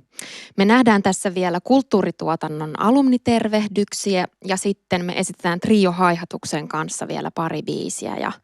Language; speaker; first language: Finnish; native; Finnish